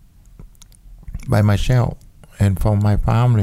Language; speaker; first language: English; non-native, learner; Vietnamese